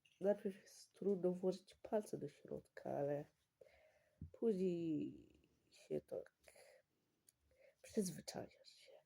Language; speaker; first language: Polish; early bilingual, heritage; Polish